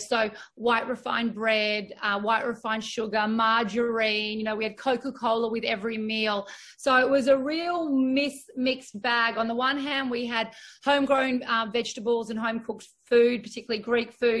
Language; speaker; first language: English; native; English